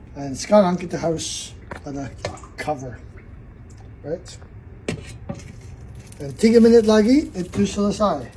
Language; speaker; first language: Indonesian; non-native, learner; English